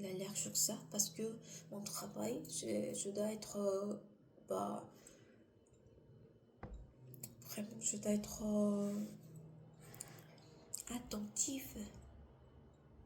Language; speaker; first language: French; non-native, learner; Korean